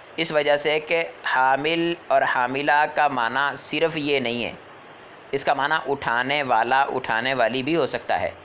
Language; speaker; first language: Urdu; native; Urdu